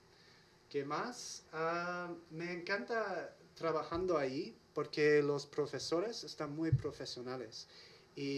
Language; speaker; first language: Spanish; non-native, learner; English